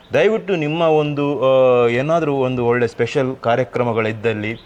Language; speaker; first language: Kannada; non-native, local second language; Tulu